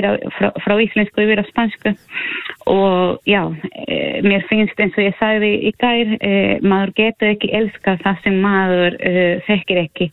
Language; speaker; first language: Icelandic; non-native, fluent; Spanish